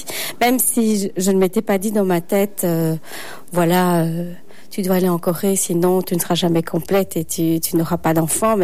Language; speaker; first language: French; native; French